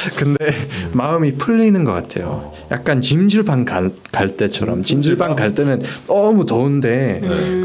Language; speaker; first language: Korean; non-native, fluent; English